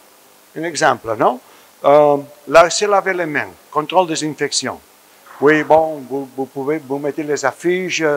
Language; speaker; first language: French; non-native, fluent; Spanish